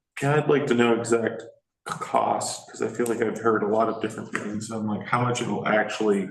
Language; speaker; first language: English; native; English